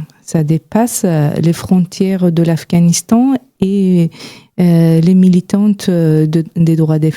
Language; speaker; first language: French; non-native, fluent; Persian